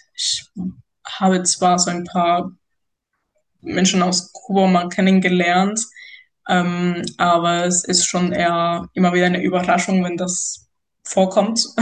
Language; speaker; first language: German; non-native, fluent; Spanish